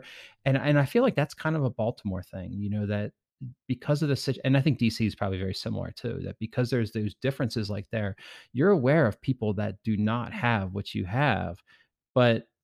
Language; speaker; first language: English; native; English